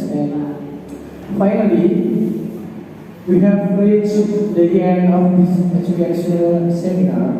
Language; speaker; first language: English; non-native, learner; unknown